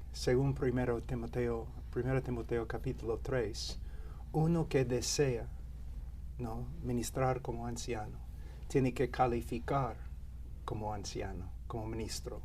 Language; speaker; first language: Spanish; non-native, fluent; English